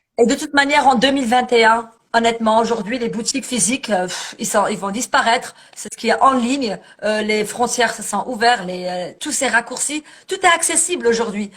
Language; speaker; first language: French; early bilingual, other home language; Arabic